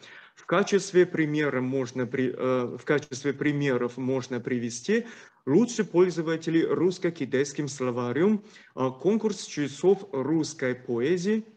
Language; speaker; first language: Russian; non-native, fluent; Chinese